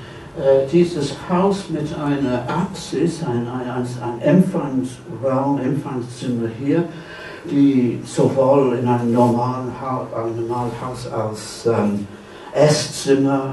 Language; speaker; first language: German; non-native, fluent; English